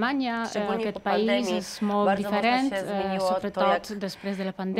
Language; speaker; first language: Catalan; non-native, learner; Polish